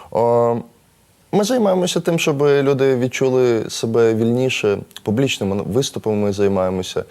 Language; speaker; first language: Ukrainian; non-native, local second language; Russian